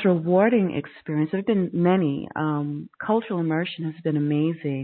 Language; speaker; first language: English; native; English